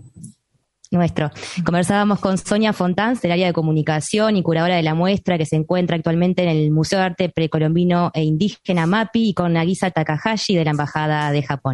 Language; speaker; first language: Spanish; native; Spanish